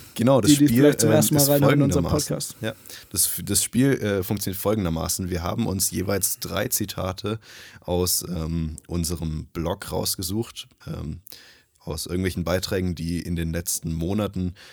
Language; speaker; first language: German; early bilingual, other home language; Nepali